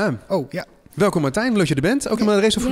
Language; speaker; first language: Dutch; native; Dutch